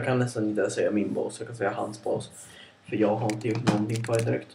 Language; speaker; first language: Swedish; native; Swedish